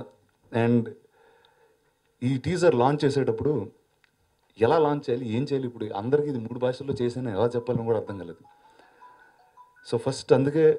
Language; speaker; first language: Telugu; native; Telugu